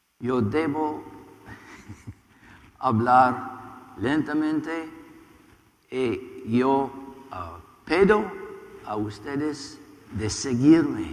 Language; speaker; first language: Spanish; non-native, learner; English